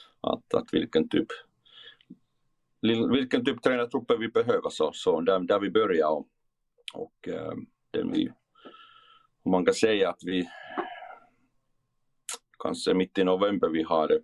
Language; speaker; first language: Swedish; non-native, fluent; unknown